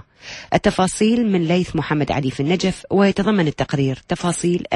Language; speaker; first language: Arabic; native; Arabic